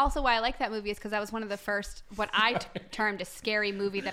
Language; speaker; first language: English; native; English